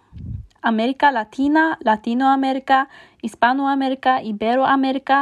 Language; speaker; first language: Spanish; non-native, fluent; Norwegian